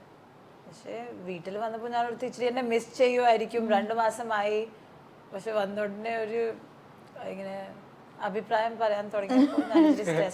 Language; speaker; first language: Malayalam; non-native, local second language; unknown